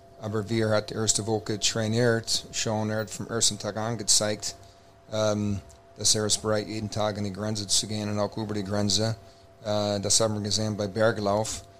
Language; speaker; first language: German; non-native, fluent; English